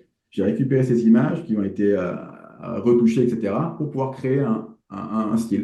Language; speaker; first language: French; native; French